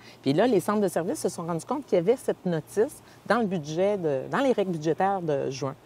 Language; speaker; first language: French; native; French